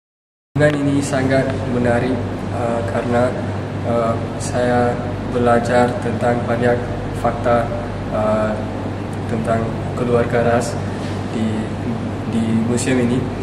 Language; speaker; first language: Indonesian; non-native, learner; English